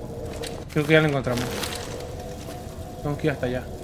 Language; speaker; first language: Spanish; native; Spanish